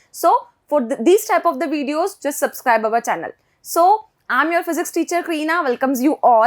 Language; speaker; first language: English; non-native, local second language; Hindi